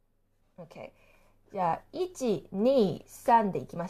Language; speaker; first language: Japanese; non-native, fluent; Chinese